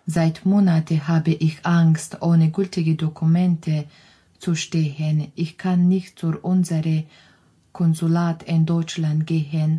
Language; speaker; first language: German; non-native, fluent; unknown